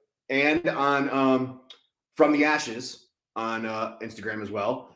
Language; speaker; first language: English; native; English